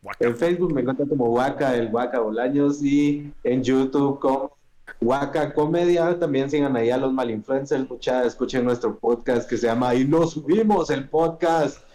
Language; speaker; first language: Spanish; native; Spanish